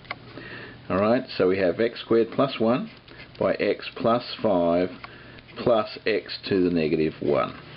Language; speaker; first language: English; native; English